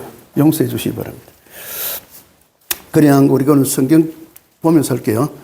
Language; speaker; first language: Korean; native; Korean